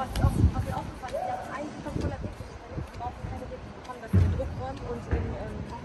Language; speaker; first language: German; native; German